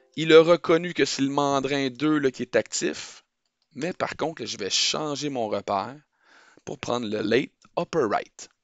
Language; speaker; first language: French; native; French